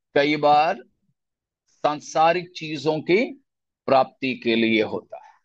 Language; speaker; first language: Hindi; non-native, local second language; Malayalam